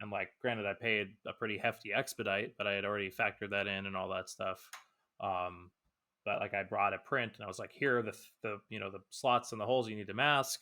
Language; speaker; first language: English; native; English